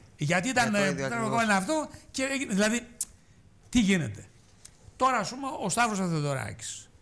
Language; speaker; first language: Greek; native; Greek